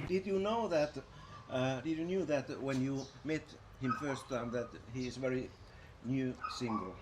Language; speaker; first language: English; non-native, fluent; Finnish